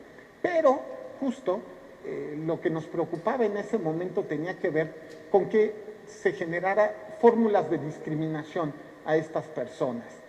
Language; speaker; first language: Spanish; native; Spanish